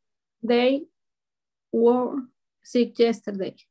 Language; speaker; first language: English; non-native, learner; Spanish